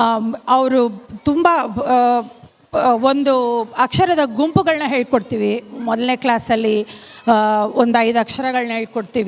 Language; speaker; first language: Kannada; non-native, local second language; Telugu